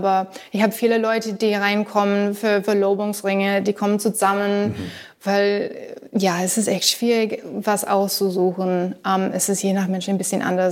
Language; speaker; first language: German; non-native, learner; English